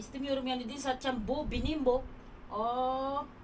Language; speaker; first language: Turkish; non-native, learner; Filipino